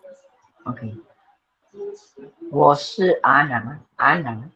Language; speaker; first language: Chinese; non-native, learner; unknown